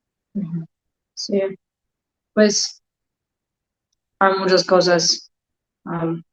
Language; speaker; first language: Spanish; non-native, learner; English